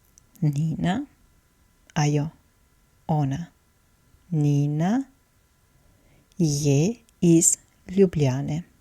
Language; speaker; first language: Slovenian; non-native, fluent; Albanian